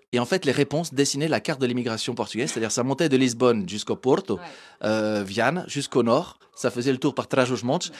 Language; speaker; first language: French; native; French